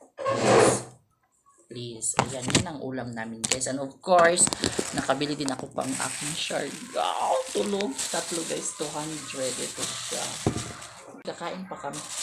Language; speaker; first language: Filipino; non-native, local second language; Cebuano